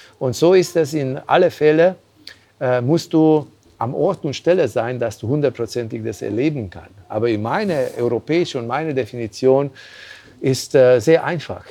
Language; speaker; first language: German; non-native, fluent; Hungarian